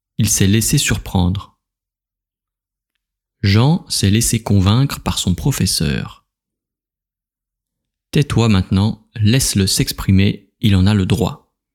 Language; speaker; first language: French; native; French